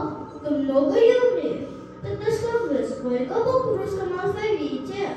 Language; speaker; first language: Russian; non-native, learner; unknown